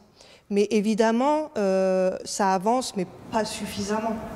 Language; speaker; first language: French; native; French